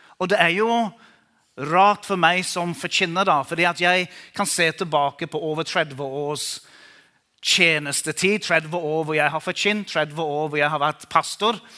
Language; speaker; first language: Norwegian; non-native, fluent; English